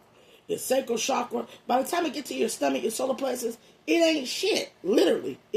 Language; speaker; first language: English; native; English